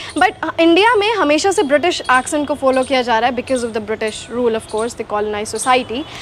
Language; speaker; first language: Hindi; native; Hindi